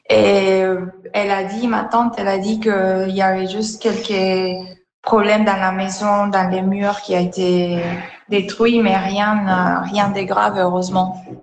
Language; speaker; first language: French; non-native, fluent; Spanish